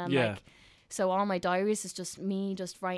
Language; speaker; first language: English; native; English